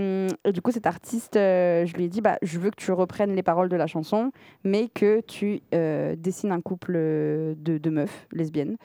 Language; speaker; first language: French; native; French